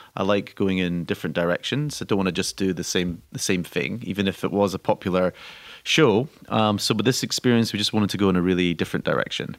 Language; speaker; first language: English; native; English